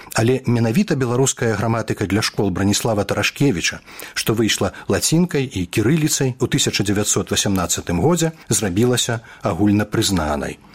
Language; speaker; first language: Belarusian; native; Belarusian